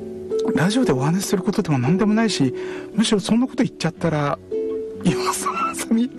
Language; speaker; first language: Japanese; native; Japanese